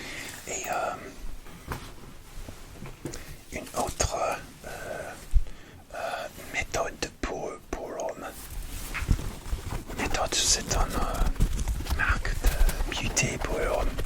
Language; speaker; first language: French; non-native, learner; English